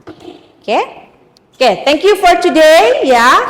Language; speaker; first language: English; non-native, fluent; Indonesian